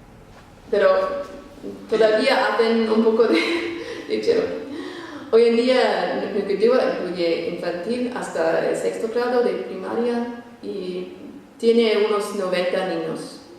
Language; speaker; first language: Spanish; non-native, fluent; English